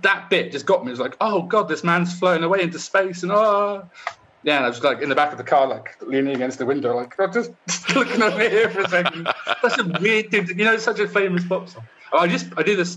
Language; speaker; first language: English; native; English